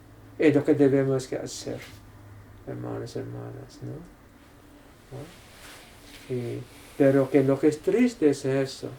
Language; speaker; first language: Spanish; non-native, fluent; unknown